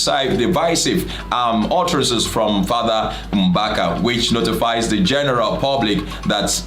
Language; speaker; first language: English; non-native, local second language; Yoruba